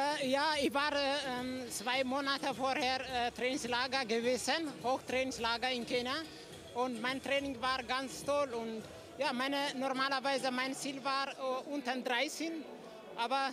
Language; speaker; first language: German; non-native, fluent; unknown